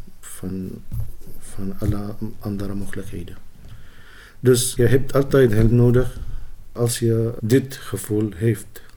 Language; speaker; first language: Dutch; non-native, learner; Arabic